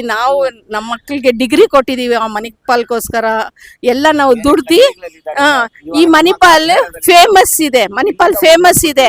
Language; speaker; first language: Kannada; non-native, local second language; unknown